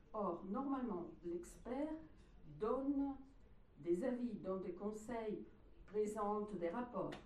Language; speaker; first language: French; non-native, fluent; Italian